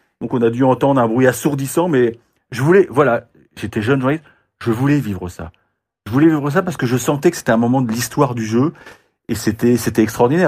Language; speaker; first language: French; native; French